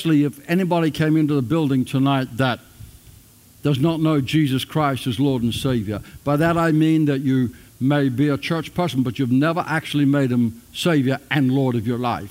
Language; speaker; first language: English; native; English